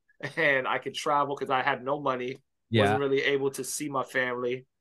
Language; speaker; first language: English; native; English